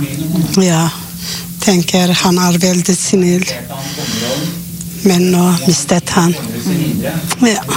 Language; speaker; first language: Norwegian; non-native, learner; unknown